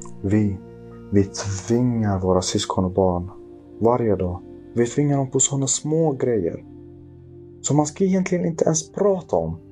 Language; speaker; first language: Swedish; early bilingual, other home language; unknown